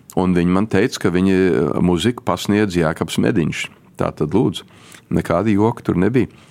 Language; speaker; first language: Latvian; early bilingual, heritage; Latvian